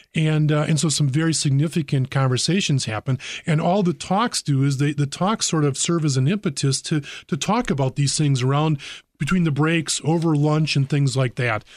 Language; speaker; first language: English; native; English